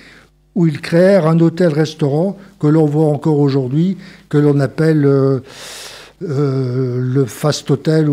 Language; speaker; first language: French; native; French